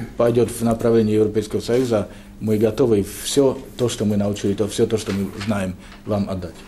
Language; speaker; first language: Russian; non-native, fluent; Slovak